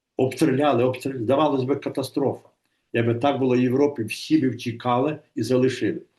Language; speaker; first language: Ukrainian; native; Ukrainian